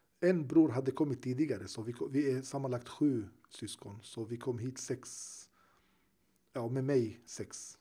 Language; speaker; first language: Swedish; early bilingual, other home language; Turoyo